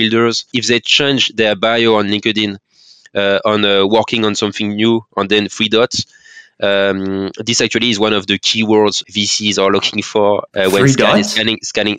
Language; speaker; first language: English; non-native, fluent; French